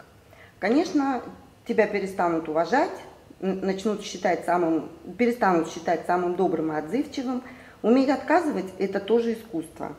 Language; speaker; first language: Russian; native; Russian